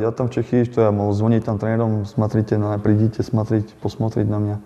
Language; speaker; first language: Russian; non-native, learner; Slovak